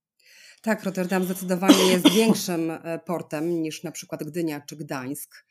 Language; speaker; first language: Polish; native; Polish